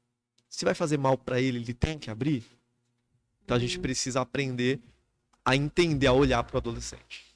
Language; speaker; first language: Portuguese; native; Portuguese